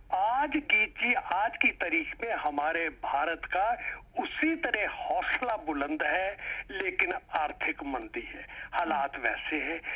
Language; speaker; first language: Hindi; native; Hindi